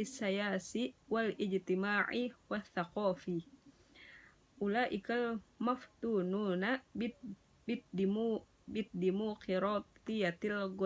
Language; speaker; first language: Arabic; non-native, learner; Indonesian